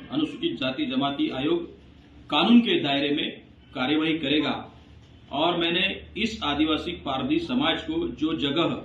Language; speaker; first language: Hindi; non-native, local second language; Marathi